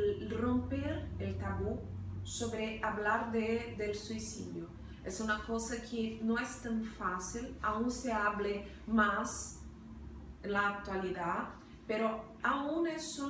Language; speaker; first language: Spanish; non-native, fluent; Portuguese